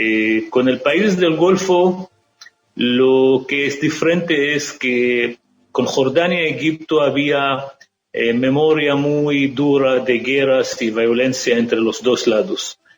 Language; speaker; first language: Spanish; non-native, fluent; Arabic